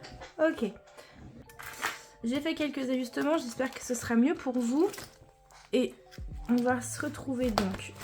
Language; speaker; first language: French; native; French